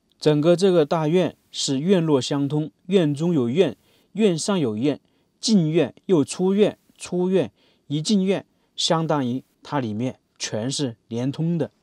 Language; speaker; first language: Chinese; native; Chinese